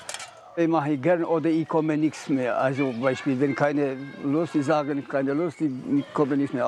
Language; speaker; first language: German; non-native, learner; Albanian